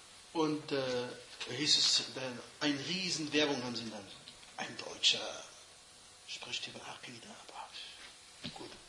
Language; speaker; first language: German; non-native, fluent; Arabic